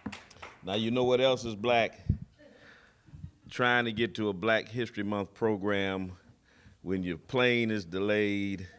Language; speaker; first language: English; native; English